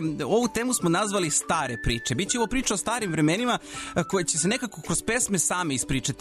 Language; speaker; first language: Serbian; native; Serbian